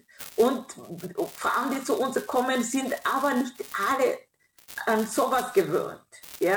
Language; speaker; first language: German; non-native, fluent; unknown